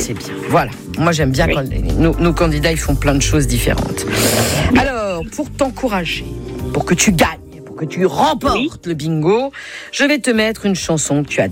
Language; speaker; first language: French; native; French